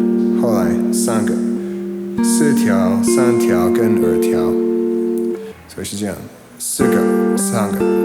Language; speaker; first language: Chinese; non-native, fluent; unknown